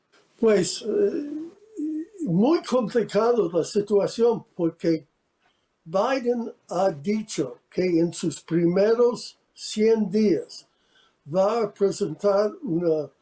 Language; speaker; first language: Spanish; non-native, fluent; English